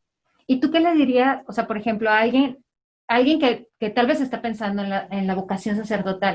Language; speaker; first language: Spanish; non-native, learner; English